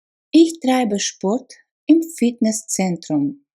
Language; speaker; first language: German; non-native, fluent; Russian